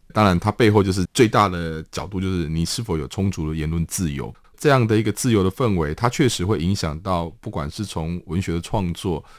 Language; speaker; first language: Chinese; native; Chinese